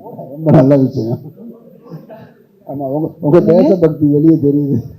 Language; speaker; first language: Tamil; native; Tamil